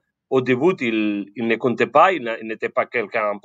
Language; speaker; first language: French; non-native, fluent; Spanish